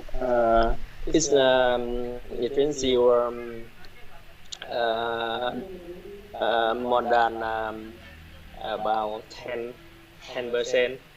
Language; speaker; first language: English; non-native, learner; Vietnamese